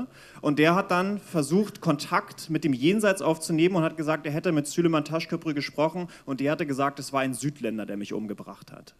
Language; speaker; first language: German; native; German